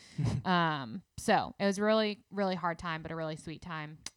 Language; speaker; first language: English; native; English